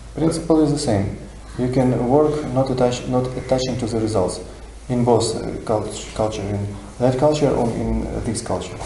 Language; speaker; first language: English; non-native, fluent; Russian